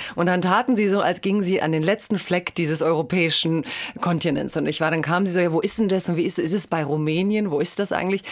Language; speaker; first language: German; early bilingual, other home language; Croatian